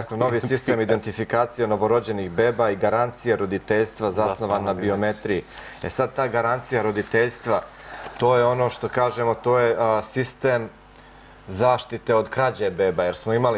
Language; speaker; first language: Croatian; native; Croatian